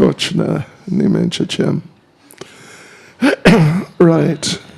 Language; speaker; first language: Russian; non-native, learner; English